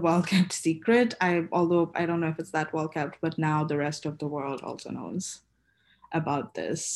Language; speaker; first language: English; non-native, local second language; Bangla